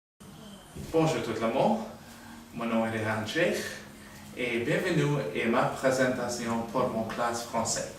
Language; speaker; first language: French; non-native, learner; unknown